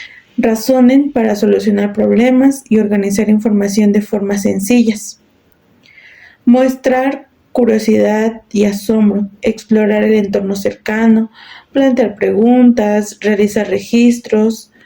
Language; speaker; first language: Spanish; native; Spanish